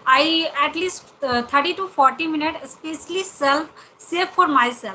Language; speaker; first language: English; non-native, learner; Hindi